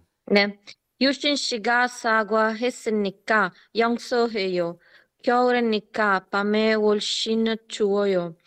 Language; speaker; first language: Korean; non-native, learner; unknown